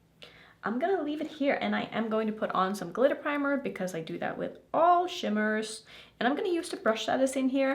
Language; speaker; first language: English; native; English